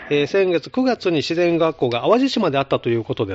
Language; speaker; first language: Japanese; native; Japanese